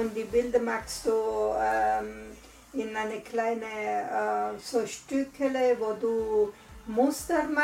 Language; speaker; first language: German; non-native, learner; Italian